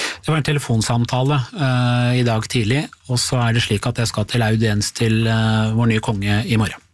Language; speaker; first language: Norwegian; native; Norwegian